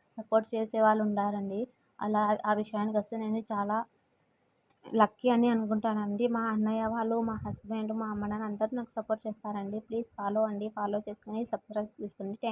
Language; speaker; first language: Telugu; non-native, local second language; Urdu